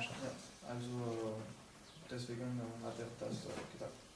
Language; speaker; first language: German; non-native, learner; French